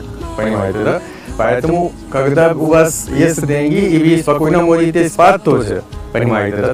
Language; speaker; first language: Russian; non-native, learner; Hindi